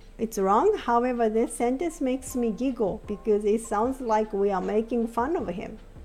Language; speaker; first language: English; non-native, fluent; Japanese